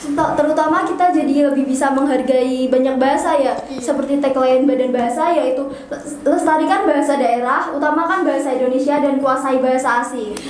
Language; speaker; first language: Indonesian; non-native, local second language; Javanese